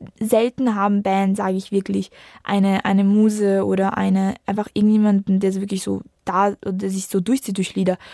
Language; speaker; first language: German; early bilingual, other home language; Italian